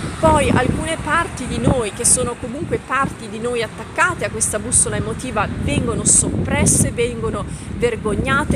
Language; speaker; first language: Italian; native; Italian